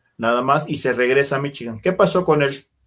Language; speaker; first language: Spanish; native; Spanish